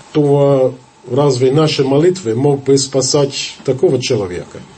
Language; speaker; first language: Russian; non-native, fluent; English